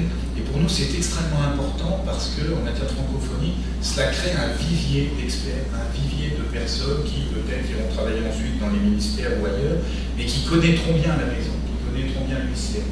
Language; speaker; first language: French; native; French